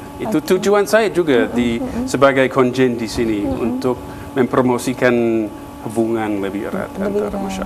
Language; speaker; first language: Indonesian; non-native, fluent; English